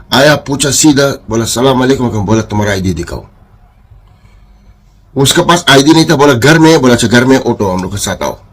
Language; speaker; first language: Hindi; non-native, fluent; Arabic